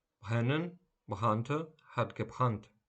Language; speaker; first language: German; non-native, fluent; Ukrainian